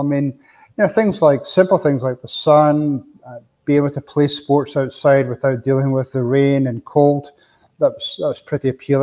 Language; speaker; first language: English; native; English